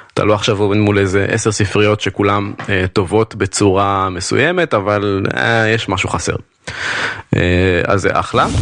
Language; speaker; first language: Hebrew; native; Hebrew